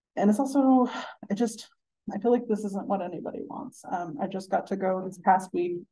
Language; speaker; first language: English; native; English